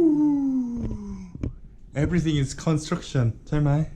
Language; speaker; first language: English; non-native, learner; Korean